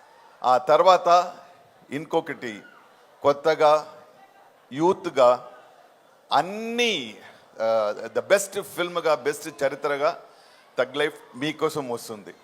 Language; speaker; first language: Telugu; non-native, fluent; Tamil